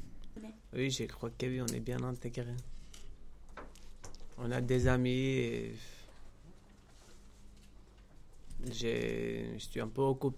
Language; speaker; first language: French; non-native, learner; Georgian